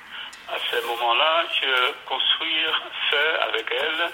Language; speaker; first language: French; non-native, learner; Dutch